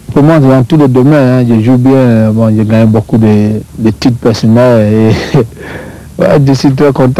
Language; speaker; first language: French; non-native, fluent; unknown